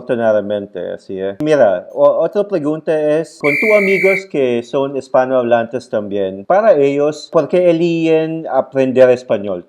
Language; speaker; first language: Spanish; non-native, fluent; Filipino